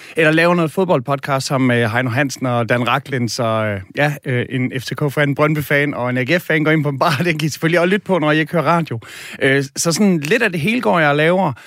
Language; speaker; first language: Danish; native; Danish